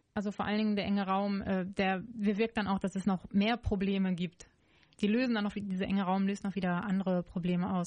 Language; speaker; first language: German; native; German